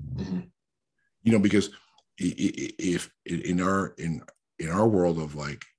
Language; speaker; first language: English; early bilingual, other home language; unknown